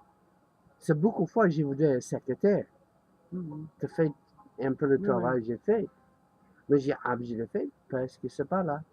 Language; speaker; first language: French; non-native, learner; English